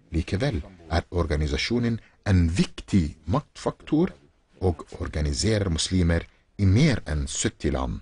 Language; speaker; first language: Norwegian; non-native, fluent; Arabic